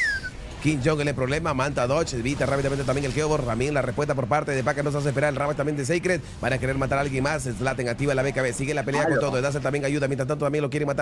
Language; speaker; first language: Spanish; native; Spanish